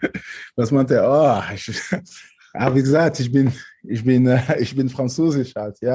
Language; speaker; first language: German; non-native, fluent; French